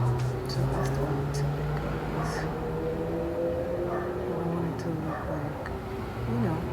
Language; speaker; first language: English; native; English